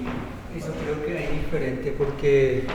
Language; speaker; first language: Spanish; non-native, local second language; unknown